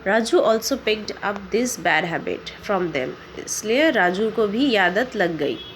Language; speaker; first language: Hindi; native; Hindi